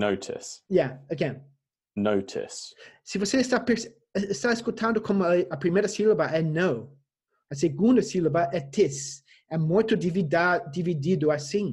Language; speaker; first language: Portuguese; non-native, fluent; English